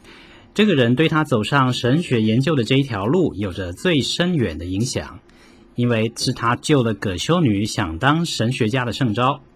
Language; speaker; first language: Chinese; native; Chinese